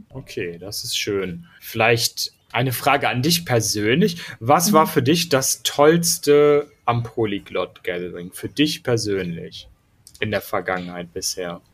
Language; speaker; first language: German; native; German